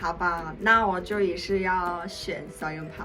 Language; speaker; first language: Chinese; non-native, fluent; Mongolian